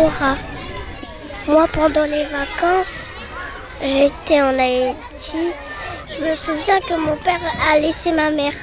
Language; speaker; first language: French; early bilingual, other home language; Turkish